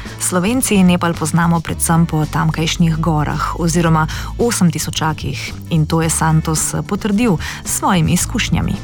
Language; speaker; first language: Slovenian; native; Slovenian